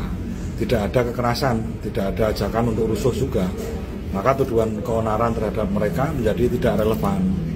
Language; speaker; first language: Indonesian; native; Indonesian